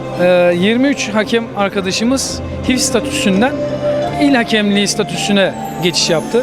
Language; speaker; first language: Turkish; native; Turkish